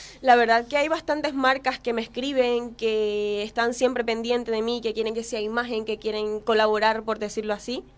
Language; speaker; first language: Spanish; native; Spanish